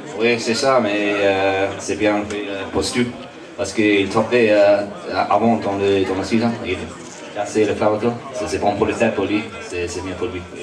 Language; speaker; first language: French; non-native, learner; English